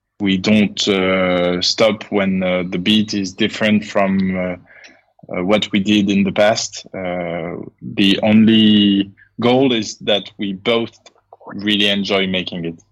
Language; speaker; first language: English; non-native, fluent; French